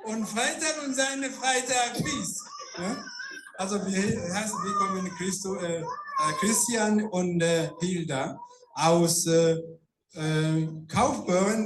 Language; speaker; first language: German; non-native, fluent; Rundi